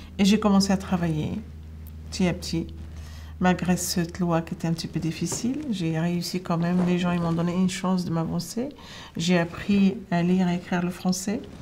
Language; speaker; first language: French; non-native, fluent; Arabic